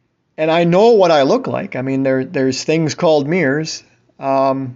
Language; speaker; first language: English; native; English